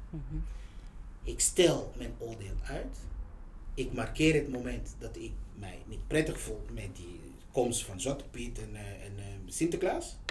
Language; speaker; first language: Dutch; non-native, fluent; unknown